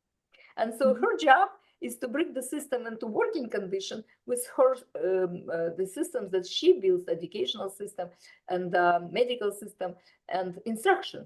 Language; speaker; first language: English; non-native, fluent; Russian